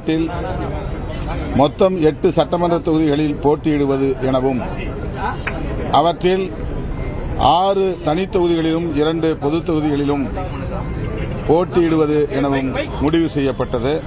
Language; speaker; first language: Tamil; native; Tamil